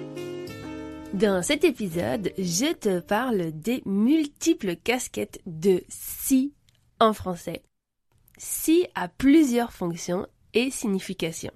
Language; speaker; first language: French; native; French